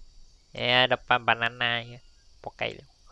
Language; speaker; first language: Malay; non-native, local second language; Chinese